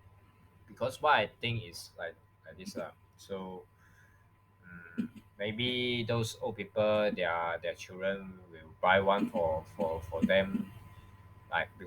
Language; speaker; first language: English; non-native, local second language; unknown